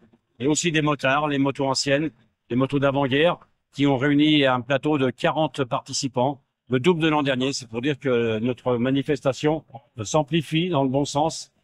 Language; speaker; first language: French; native; French